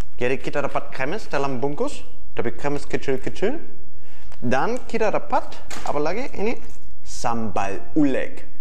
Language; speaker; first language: Indonesian; non-native, fluent; German